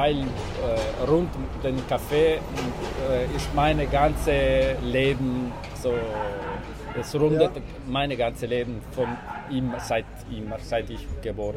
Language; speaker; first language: German; non-native, local second language; Italian